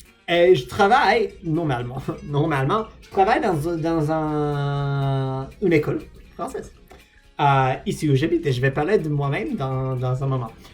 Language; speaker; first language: French; non-native, fluent; English